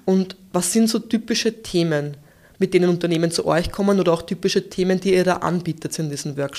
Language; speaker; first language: German; native; German